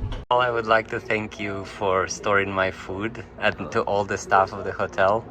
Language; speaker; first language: English; non-native, fluent; Ukrainian